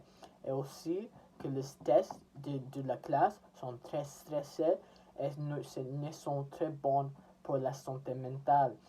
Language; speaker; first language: French; non-native, learner; English